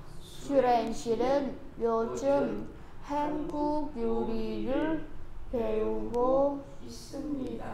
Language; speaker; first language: Korean; non-native, learner; Vietnamese